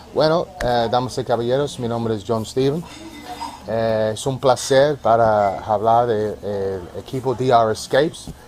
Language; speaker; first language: Spanish; non-native, learner; English